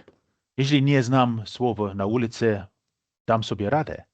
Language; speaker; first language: Polish; non-native, fluent; English